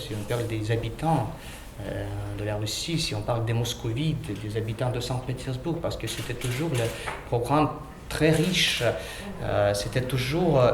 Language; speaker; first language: French; non-native, learner; Russian